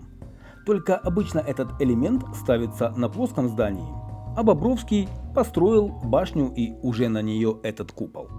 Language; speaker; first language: Russian; native; Russian